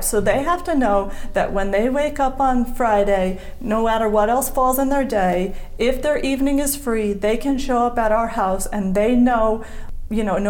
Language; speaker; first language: English; native; English